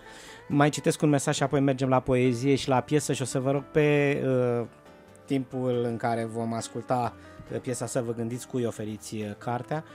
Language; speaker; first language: Romanian; native; Romanian